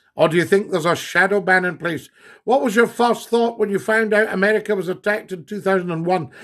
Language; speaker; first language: English; native; English